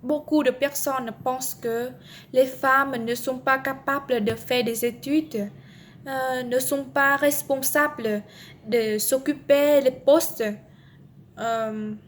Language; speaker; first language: French; non-native, learner; Vietnamese